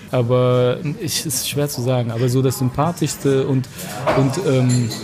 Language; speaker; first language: German; early bilingual, other home language; Arabic